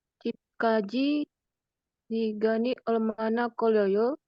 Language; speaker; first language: Korean; non-native, learner; Indonesian